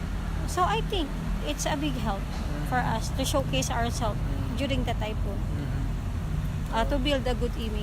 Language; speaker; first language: English; non-native, learner; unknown